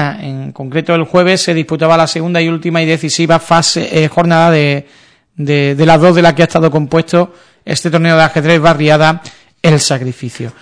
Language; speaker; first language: Spanish; native; Spanish